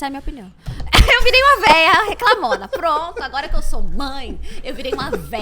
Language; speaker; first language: Portuguese; native; Portuguese